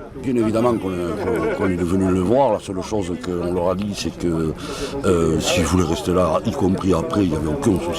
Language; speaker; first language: French; native; French